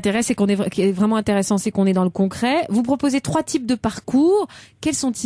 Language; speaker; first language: French; native; French